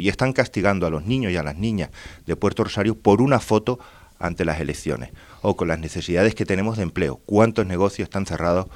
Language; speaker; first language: Spanish; native; Spanish